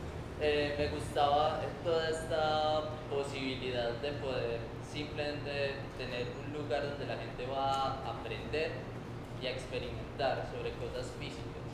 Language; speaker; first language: Spanish; native; Spanish